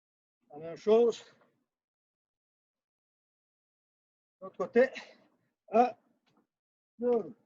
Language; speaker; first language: French; non-native, fluent; Portuguese